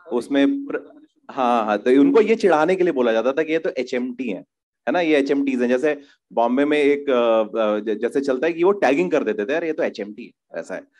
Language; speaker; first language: Hindi; native; Hindi